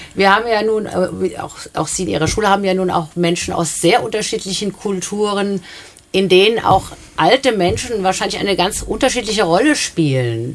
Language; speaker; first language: German; native; German